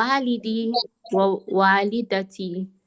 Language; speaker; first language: Arabic; non-native, learner; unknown